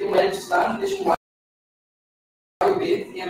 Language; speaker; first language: Portuguese; native; Portuguese